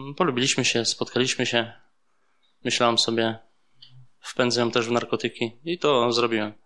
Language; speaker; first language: Polish; early bilingual, heritage; Polish